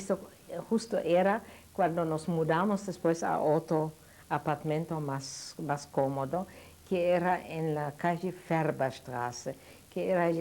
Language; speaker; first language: Spanish; non-native, fluent; Yiddish